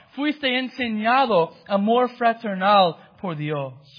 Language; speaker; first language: Spanish; non-native, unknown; English